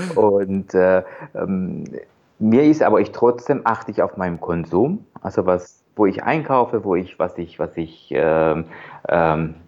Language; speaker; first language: German; non-native, fluent; Persian